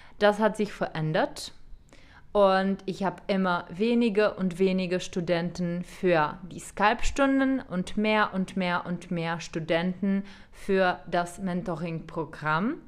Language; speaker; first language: German; non-native, fluent; Czech